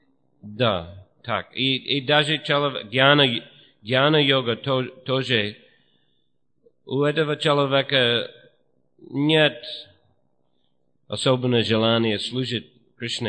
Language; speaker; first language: Russian; non-native, fluent; English